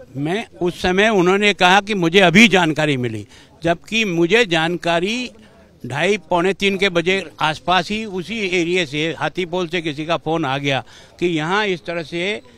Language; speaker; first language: Hindi; native; Hindi